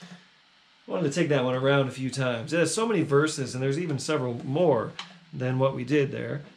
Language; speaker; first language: English; native; English